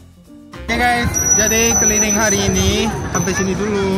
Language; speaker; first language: Indonesian; non-native, fluent; Korean